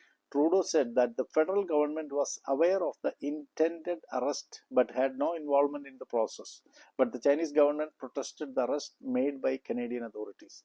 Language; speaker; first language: English; non-native, local second language; Malayalam